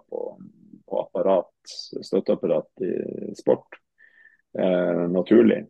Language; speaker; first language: Norwegian; native; Norwegian